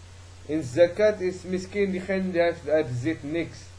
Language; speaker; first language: Dutch; early bilingual, other home language; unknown